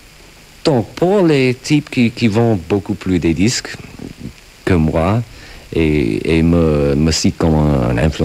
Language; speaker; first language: French; non-native, fluent; English